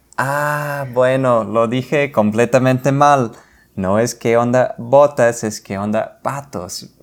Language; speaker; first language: Spanish; non-native, fluent; English